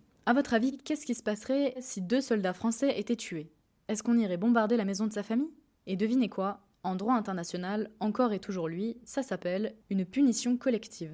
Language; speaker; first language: French; native; French